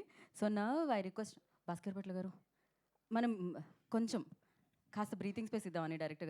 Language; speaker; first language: Telugu; native; Telugu